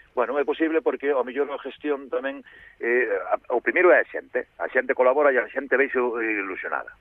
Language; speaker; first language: Galician; native; Galician